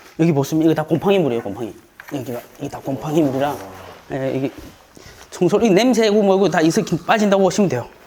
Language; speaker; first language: Korean; native; Korean